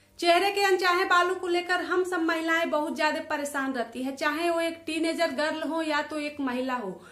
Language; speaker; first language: Hindi; native; Hindi